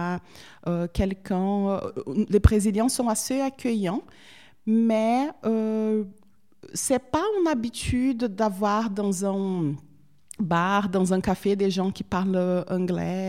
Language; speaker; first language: French; non-native, fluent; Portuguese